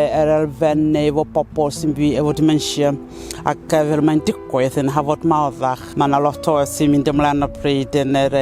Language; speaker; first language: Welsh; non-native, learner; Southern Sotho